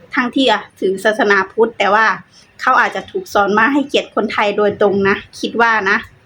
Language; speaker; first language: Thai; native; Thai